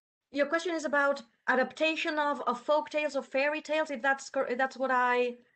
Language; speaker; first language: English; non-native, fluent; Catalan